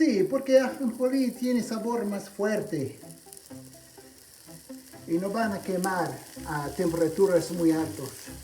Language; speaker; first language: Spanish; non-native, fluent; English